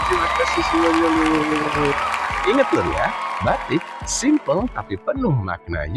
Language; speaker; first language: Indonesian; native; Indonesian